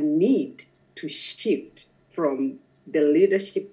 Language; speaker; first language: English; non-native, local second language; Masai